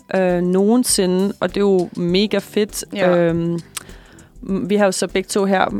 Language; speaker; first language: Danish; native; Danish